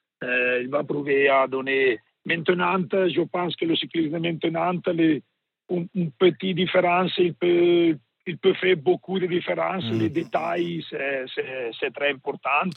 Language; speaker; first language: French; non-native, learner; Italian